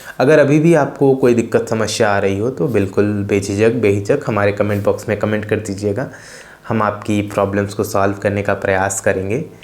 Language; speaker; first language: Hindi; native; Hindi